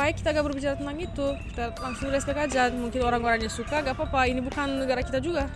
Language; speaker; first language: Indonesian; non-native, fluent; Turkish